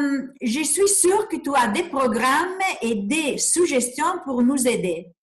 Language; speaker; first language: French; non-native, fluent; Italian